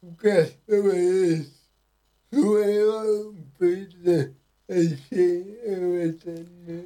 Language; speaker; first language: Ukrainian; non-native, local second language; Russian